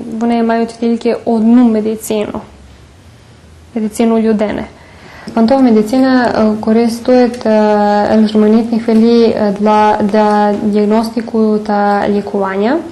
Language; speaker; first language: Ukrainian; early bilingual, heritage; Ukrainian